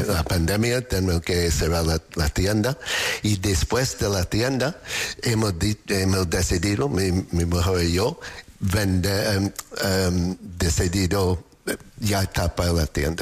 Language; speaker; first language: Spanish; non-native, learner; English